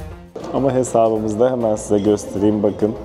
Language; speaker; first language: Turkish; native; Turkish